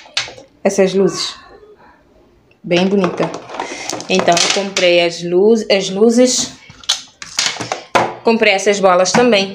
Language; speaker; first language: Portuguese; non-native, local second language; Kabuverdianu